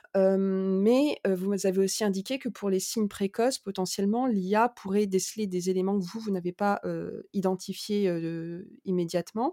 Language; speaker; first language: French; native; French